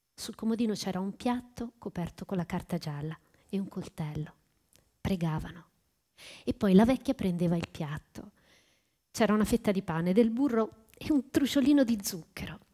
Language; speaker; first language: Italian; native; Italian